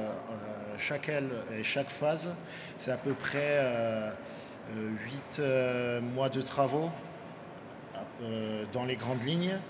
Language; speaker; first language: French; native; French